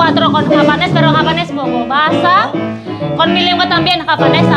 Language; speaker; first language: Spanish; non-native, learner; Indonesian